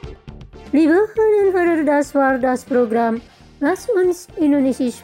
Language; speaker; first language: German; non-native, fluent; Indonesian